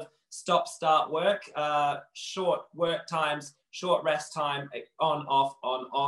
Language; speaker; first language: English; native; English